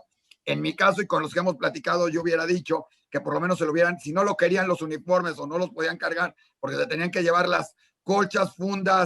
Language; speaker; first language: Spanish; native; Spanish